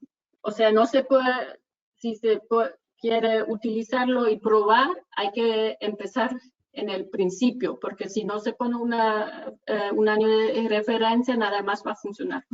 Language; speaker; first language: Spanish; non-native, fluent; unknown